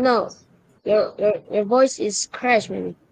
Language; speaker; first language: English; non-native, learner; Indonesian